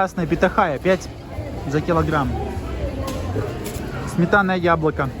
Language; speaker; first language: Russian; native; Russian